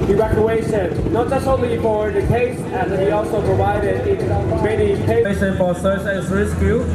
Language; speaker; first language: English; non-native, learner; Thai